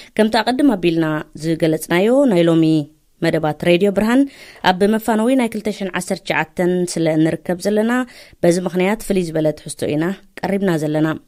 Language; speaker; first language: Tigrinya; native; Tigrinya